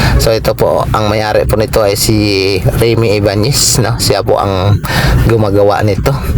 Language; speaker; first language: Filipino; non-native, local second language; Hiligaynon